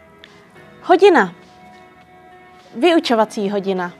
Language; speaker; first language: Czech; non-native, fluent; Vietnamese